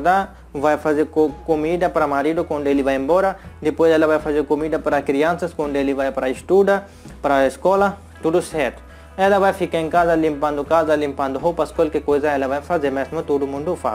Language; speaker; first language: Portuguese; non-native, learner; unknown